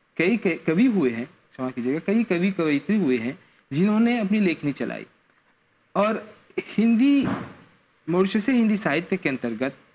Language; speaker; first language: Hindi; non-native, local second language; Morisyen